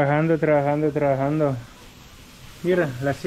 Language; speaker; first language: Spanish; non-native, learner; German